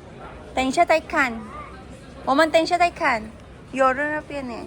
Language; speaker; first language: Chinese; non-native, fluent; Filipino